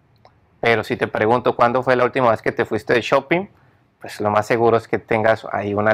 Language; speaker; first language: Spanish; native; Spanish